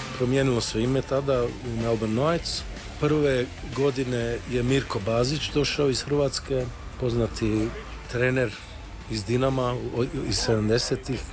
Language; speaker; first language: Croatian; early bilingual, heritage; Croatian